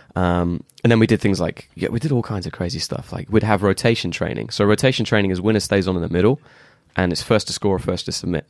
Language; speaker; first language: English; native; English